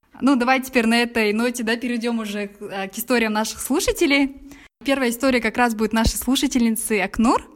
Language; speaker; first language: Russian; native; Russian